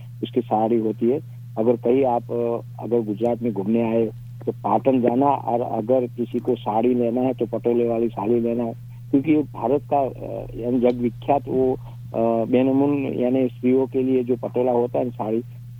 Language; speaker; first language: Hindi; non-native, local second language; Gujarati